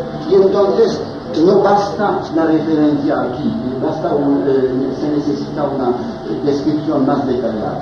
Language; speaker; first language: Spanish; non-native, fluent; French